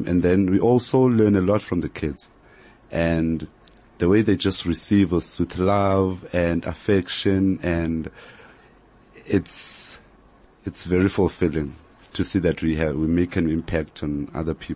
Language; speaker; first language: English; non-native, local second language; Xhosa